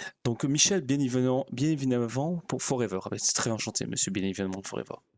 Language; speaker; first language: French; native; French